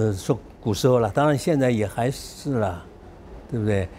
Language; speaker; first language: Chinese; native; Chinese